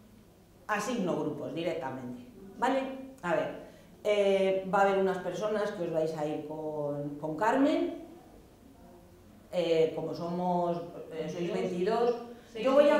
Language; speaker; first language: Spanish; native; Spanish